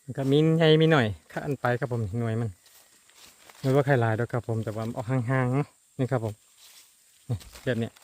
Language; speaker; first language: Thai; native; Thai